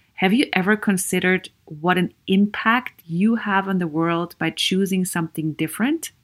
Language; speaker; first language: English; non-native, fluent; German